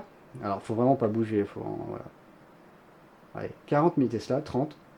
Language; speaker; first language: French; native; French